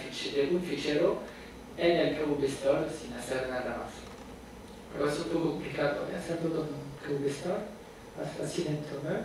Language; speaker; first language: Spanish; non-native, fluent; French